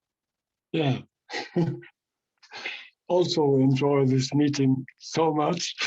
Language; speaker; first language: English; non-native, fluent; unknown